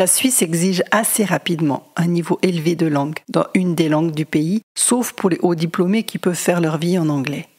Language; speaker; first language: French; native; French